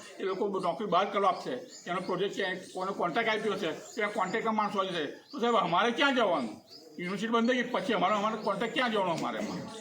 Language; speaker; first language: Gujarati; native; Gujarati